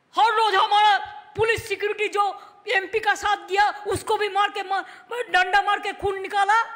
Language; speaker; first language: Hindi; non-native, local second language; Bangla